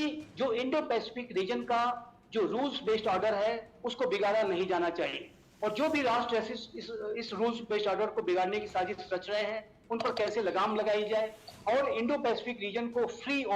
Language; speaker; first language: Hindi; native; Hindi